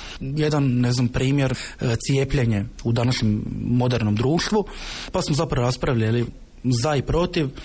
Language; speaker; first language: Croatian; native; Croatian